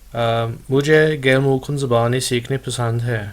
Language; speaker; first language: Urdu; non-native, learner; English